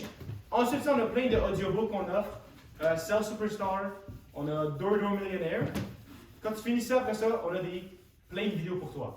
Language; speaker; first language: French; native; French